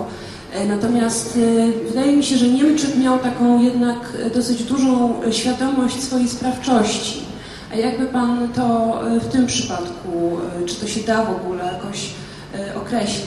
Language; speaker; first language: Polish; native; Polish